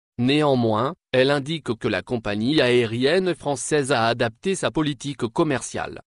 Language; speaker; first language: French; non-native, local second language; Arabic